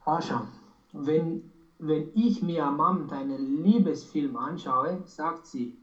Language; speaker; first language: German; non-native, learner; Romanian